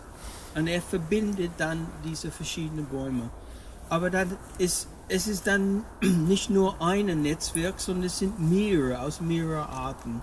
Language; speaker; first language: German; non-native, fluent; English